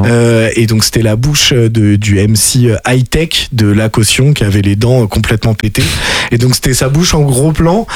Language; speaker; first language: French; native; French